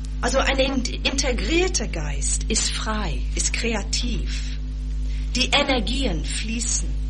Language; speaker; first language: German; non-native, fluent; English